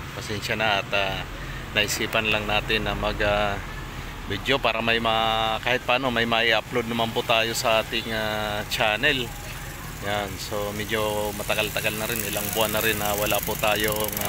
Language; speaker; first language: Filipino; non-native, local second language; Bikol